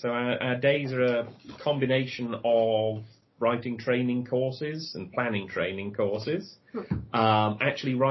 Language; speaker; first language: English; native; English